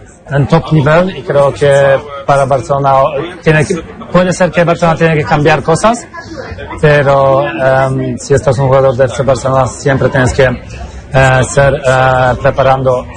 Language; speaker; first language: Spanish; non-native, fluent; Polish